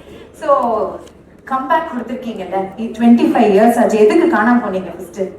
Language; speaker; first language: Tamil; native; Tamil